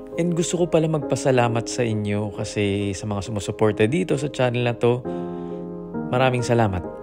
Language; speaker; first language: Filipino; native; Filipino